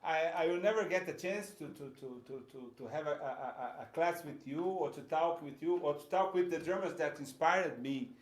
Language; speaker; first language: English; non-native, fluent; Portuguese